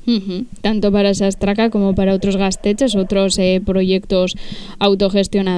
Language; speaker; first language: Spanish; native; Spanish